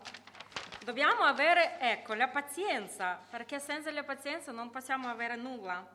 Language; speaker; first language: Italian; non-native, learner; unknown